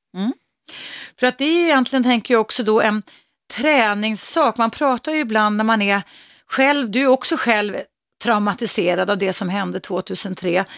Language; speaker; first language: Swedish; native; Swedish